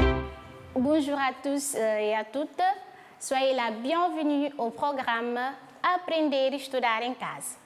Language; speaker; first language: French; non-native, fluent; Portuguese